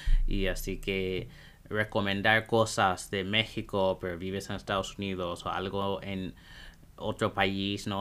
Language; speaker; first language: Spanish; non-native, fluent; English